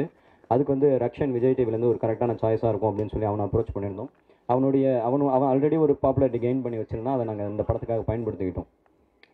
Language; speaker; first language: Tamil; native; Tamil